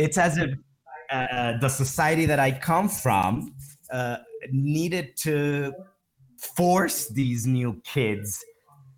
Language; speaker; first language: English; native; English